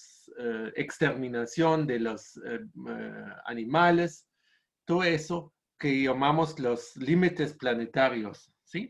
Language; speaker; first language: Spanish; non-native, fluent; German